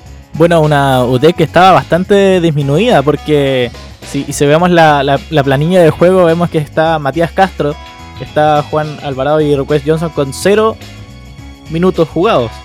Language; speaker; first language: Spanish; native; Spanish